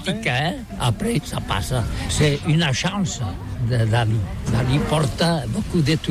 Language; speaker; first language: French; non-native, learner; Catalan